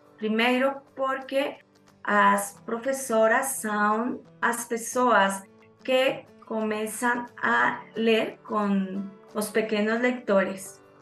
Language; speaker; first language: Portuguese; non-native, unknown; Spanish